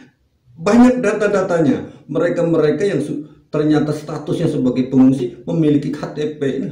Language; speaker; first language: Indonesian; native; Indonesian